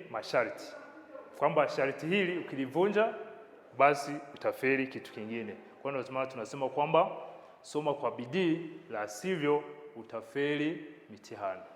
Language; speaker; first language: Swahili; non-native, local second language; Kinyarwanda